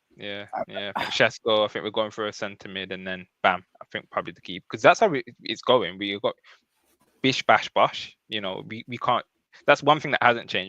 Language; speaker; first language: English; native; English